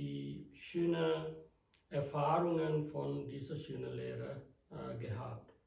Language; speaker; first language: German; non-native, fluent; Sinhala